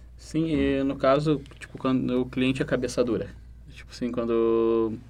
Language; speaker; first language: Portuguese; native; Portuguese